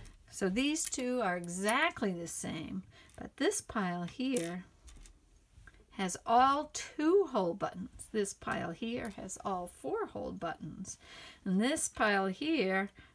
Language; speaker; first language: English; native; English